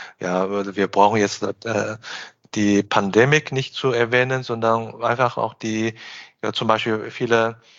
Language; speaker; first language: German; non-native, fluent; Chinese